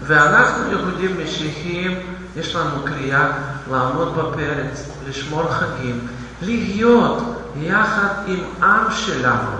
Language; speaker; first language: Hebrew; non-native, fluent; Russian